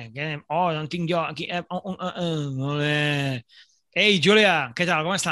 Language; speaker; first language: Catalan; native; Catalan